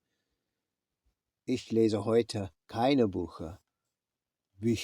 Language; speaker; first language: German; non-native, learner; English